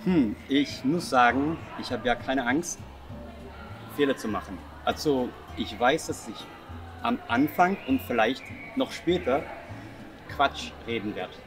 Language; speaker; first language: German; non-native, fluent; English